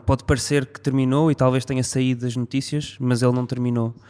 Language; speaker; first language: Portuguese; native; Portuguese